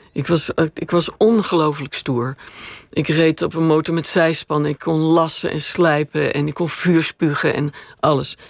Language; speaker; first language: Dutch; native; Dutch